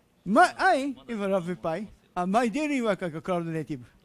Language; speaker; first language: English; non-native, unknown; Japanese